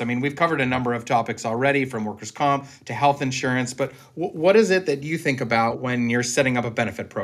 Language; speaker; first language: English; native; English